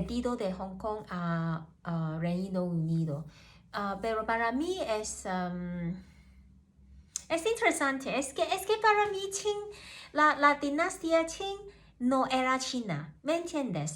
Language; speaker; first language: Spanish; non-native, learner; Cantonese